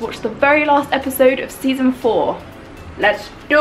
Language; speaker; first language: English; native; English